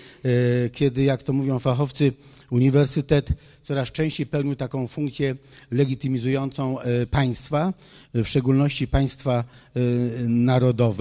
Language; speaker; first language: Polish; native; Polish